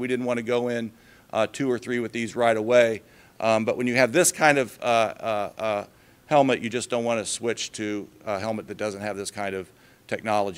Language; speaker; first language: English; native; English